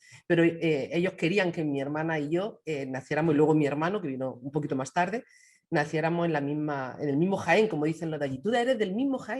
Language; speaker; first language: Spanish; native; Spanish